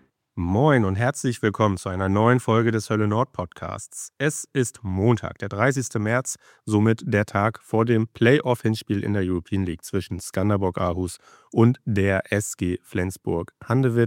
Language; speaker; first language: German; native; German